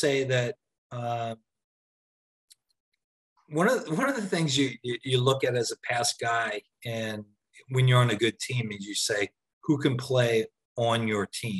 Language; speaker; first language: English; native; English